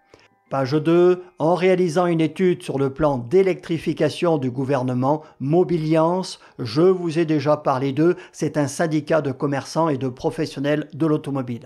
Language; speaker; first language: French; native; French